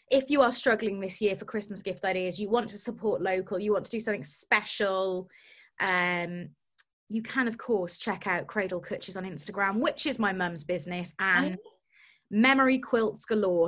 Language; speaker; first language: English; native; English